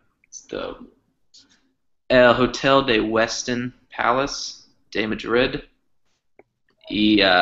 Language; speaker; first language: Spanish; non-native, learner; English